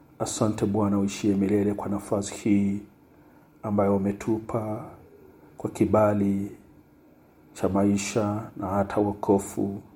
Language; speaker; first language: Swahili; non-native, local second language; Luyia